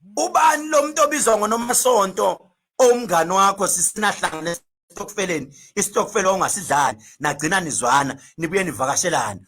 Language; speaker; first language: Zulu; native; Zulu